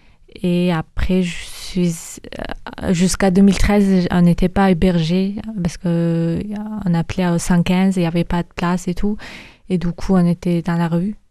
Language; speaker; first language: French; early bilingual, other home language; Mongolian